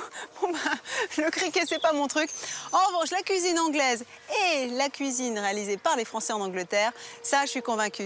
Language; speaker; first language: French; native; French